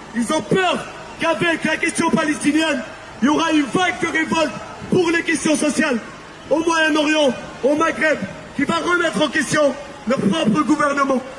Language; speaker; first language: French; non-native, local second language; Arabic